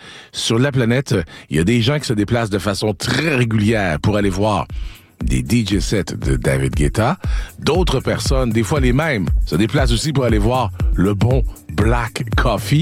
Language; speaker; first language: French; native; French